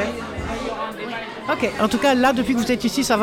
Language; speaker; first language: French; native; French